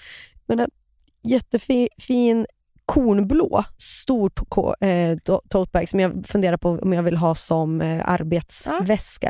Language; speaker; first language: Swedish; native; Swedish